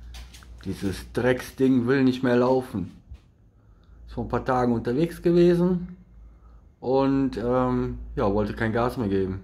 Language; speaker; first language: German; native; German